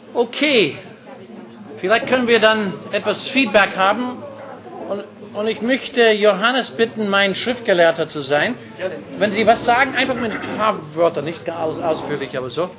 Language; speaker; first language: German; non-native, fluent; English